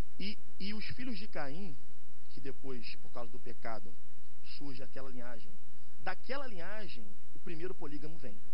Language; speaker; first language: Portuguese; native; Portuguese